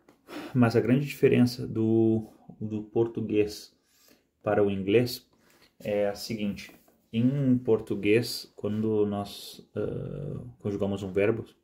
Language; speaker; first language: Portuguese; non-native, fluent; Spanish